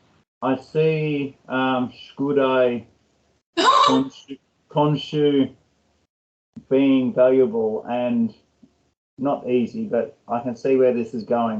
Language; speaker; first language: English; non-native, learner; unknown